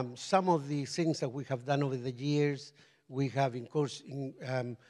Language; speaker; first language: English; non-native, fluent; Spanish